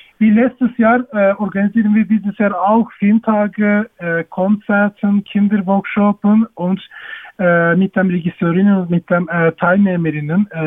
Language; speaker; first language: German; non-native, learner; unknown